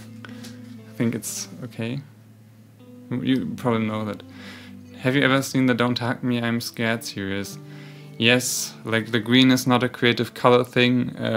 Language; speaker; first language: English; non-native, fluent; German